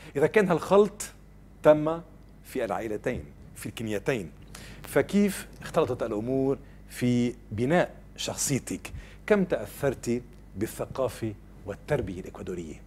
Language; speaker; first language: Arabic; native; Arabic